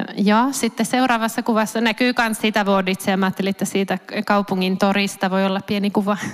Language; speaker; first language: Finnish; early bilingual, heritage; Finnish